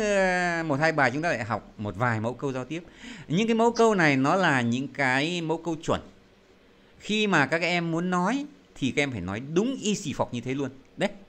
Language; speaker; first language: Vietnamese; native; Vietnamese